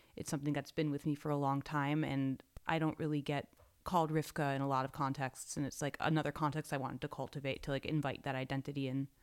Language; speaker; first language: English; native; English